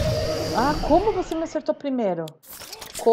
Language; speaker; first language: Spanish; non-native, learner; Portuguese